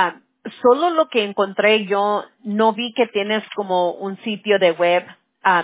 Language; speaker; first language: Spanish; early bilingual, heritage; Spanish